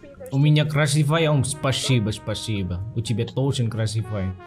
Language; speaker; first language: Russian; non-native, learner; Indonesian